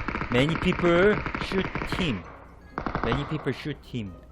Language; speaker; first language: English; non-native, learner; Korean